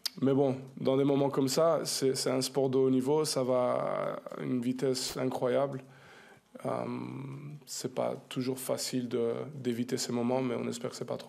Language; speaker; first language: French; native; French